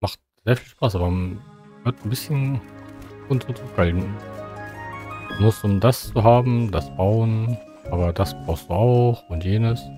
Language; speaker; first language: German; native; German